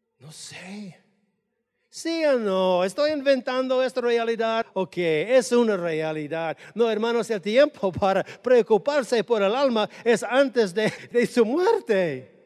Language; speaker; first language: Spanish; non-native, fluent; English